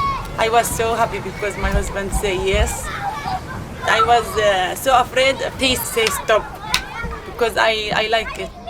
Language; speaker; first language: English; non-native, learner; Arabic